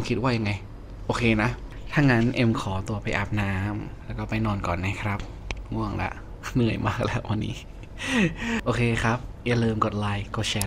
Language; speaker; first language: Thai; non-native, fluent; Indonesian